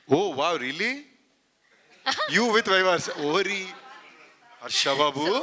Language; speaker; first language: Telugu; native; Telugu